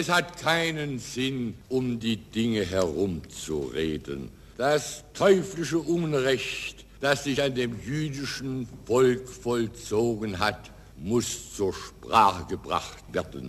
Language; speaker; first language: German; native; German